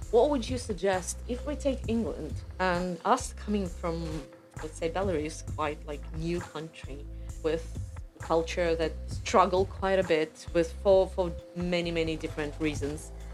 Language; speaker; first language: English; non-native, fluent; Russian